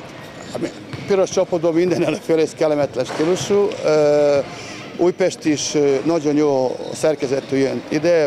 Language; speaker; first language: Hungarian; non-native, learner; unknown